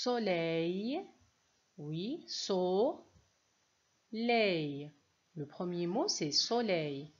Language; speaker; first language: French; non-native, local second language; Arabic